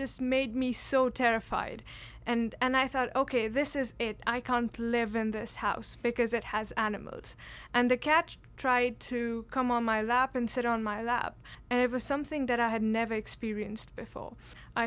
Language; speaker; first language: English; non-native, local second language; Kashmiri